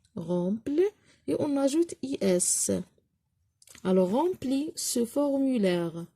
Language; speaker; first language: French; non-native, local second language; Arabic